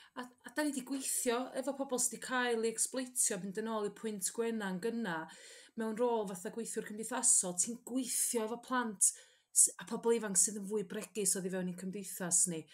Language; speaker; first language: Welsh; native; Welsh